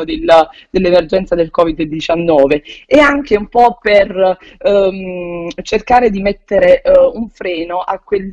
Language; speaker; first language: Italian; native; Italian